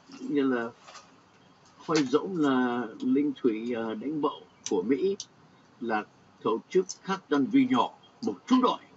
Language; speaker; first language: Vietnamese; non-native, fluent; English